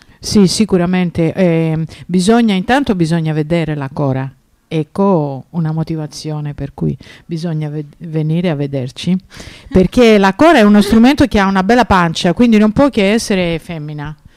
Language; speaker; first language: Italian; non-native, fluent; Greek